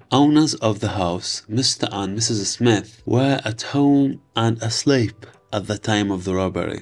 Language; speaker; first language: English; non-native, fluent; Arabic